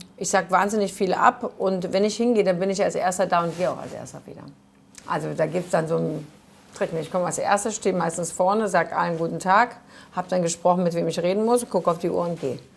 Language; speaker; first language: German; early bilingual, other home language; Croatian